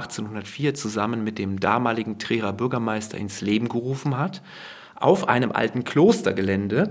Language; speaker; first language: German; native; German